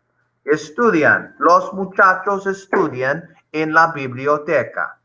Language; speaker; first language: Spanish; non-native, fluent; English